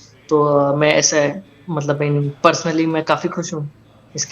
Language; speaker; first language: Hindi; native; Hindi